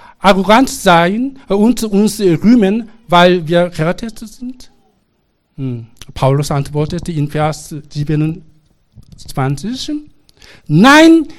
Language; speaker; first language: German; non-native, learner; Korean